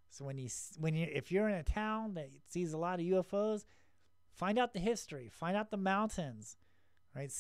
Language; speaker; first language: English; native; English